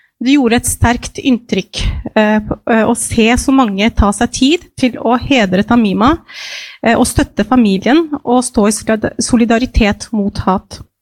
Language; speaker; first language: Norwegian; non-native, fluent; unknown